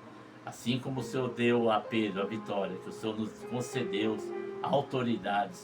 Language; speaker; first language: Portuguese; native; Portuguese